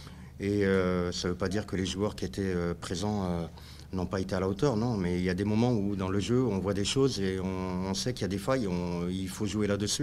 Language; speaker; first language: French; native; French